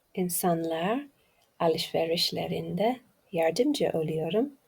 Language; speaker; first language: Turkish; non-native, learner; English